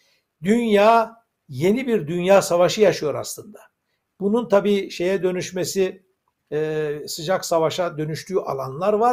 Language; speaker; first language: Turkish; native; Turkish